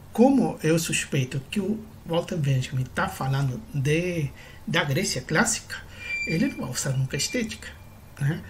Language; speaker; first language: Portuguese; non-native, fluent; Spanish